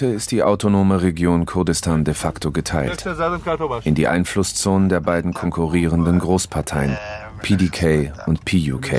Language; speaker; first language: German; native; German